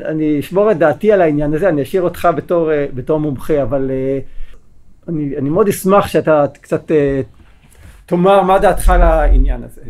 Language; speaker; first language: Hebrew; native; Hebrew